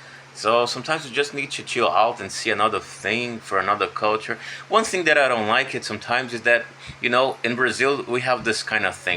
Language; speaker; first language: English; non-native, fluent; Portuguese